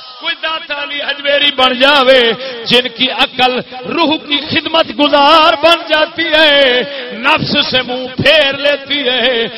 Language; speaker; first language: Urdu; non-native, local second language; Punjabi